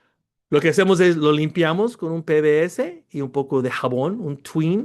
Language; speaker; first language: Spanish; early bilingual, heritage; Spanish